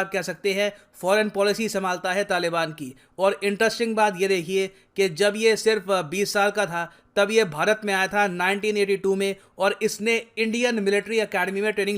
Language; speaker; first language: Hindi; native; Hindi